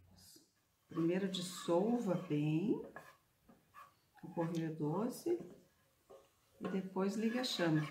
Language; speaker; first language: Portuguese; native; Portuguese